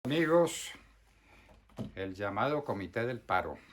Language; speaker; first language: Spanish; native; Spanish